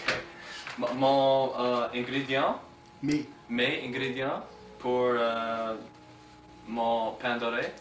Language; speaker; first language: French; non-native, learner; English